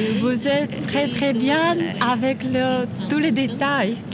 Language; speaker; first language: French; non-native, learner; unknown